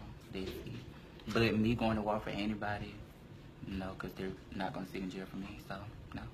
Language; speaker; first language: English; native; English